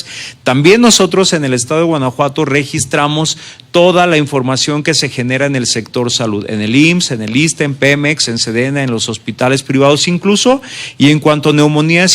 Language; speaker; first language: Spanish; native; Spanish